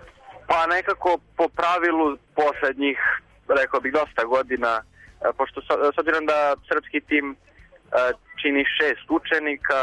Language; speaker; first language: Serbian; native; Serbian